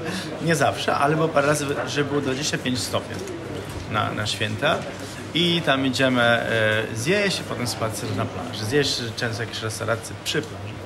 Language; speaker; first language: Polish; non-native, fluent; Italian